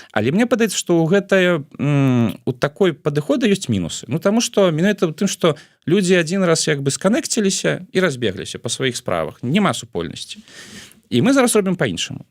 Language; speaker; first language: Belarusian; non-native, local second language; Russian